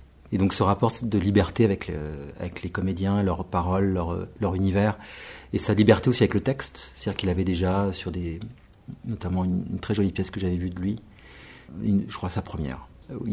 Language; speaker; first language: French; native; French